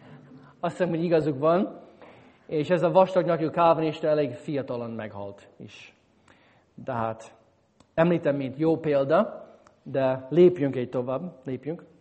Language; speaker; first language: Hungarian; non-native, fluent; English